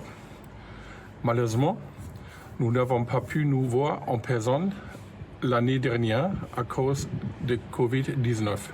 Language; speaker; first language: French; non-native, fluent; German